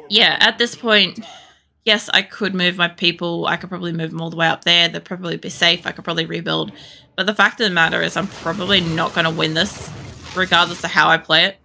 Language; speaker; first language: English; native; English